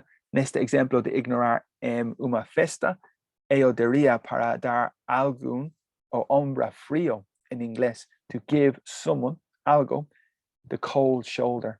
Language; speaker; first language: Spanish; non-native, learner; English